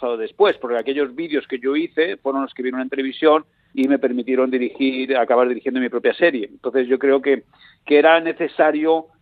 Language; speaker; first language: Spanish; native; Spanish